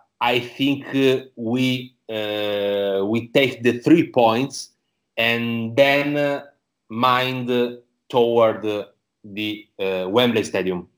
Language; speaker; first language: English; non-native, learner; Italian